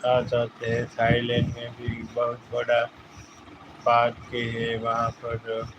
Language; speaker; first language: Hindi; non-native, local second language; Gujarati